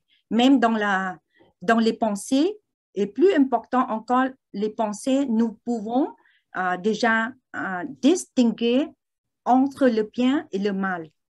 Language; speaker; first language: French; non-native, learner; Vietnamese